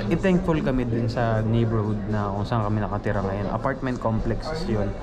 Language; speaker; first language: Filipino; native; Filipino